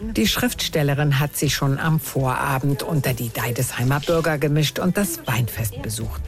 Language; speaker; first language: German; native; German